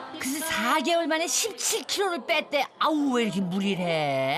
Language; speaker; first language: Korean; native; Korean